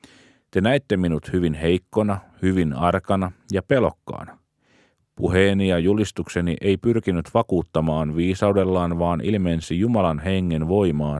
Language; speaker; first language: Finnish; native; Finnish